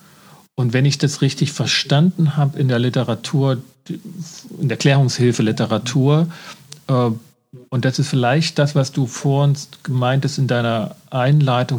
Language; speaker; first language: German; native; German